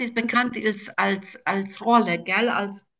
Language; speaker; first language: German; non-native, fluent; Croatian